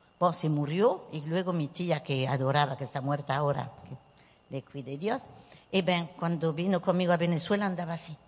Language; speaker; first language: Spanish; early bilingual, heritage; Spanish